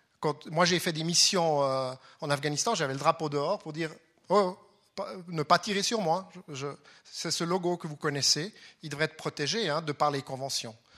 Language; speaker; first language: French; non-native, local second language; German